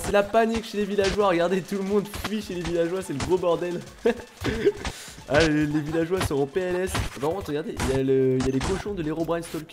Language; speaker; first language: French; native; French